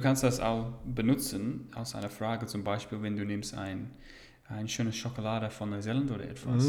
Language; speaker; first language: German; non-native, fluent; English